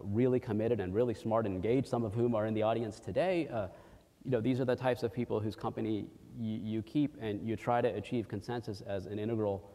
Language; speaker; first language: English; early bilingual, other home language; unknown